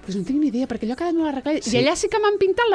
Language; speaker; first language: Catalan; native; Catalan